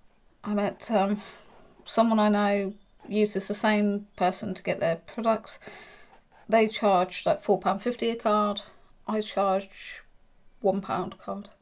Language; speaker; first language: English; native; English